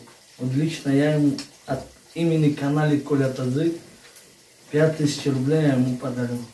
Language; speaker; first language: Russian; non-native, fluent; Tajik